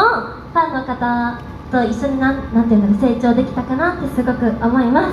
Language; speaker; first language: Japanese; native; Japanese